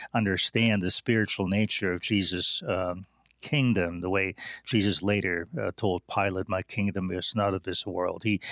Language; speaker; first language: English; non-native, fluent; German